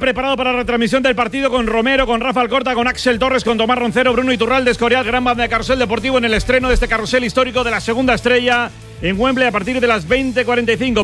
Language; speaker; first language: Spanish; native; Spanish